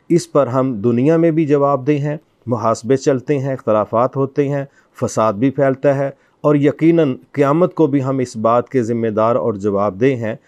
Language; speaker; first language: Urdu; non-native, local second language; Punjabi